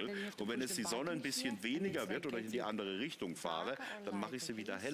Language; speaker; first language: German; native; German